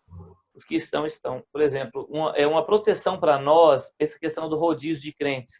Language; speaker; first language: Portuguese; native; Portuguese